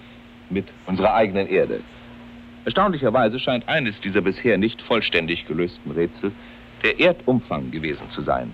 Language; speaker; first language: German; native; German